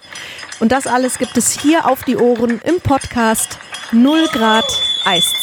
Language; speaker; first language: German; native; German